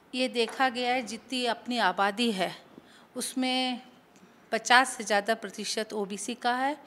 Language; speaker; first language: Hindi; native; Hindi